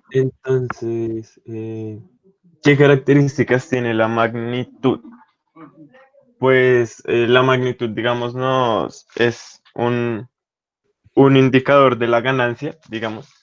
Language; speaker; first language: Spanish; native; Spanish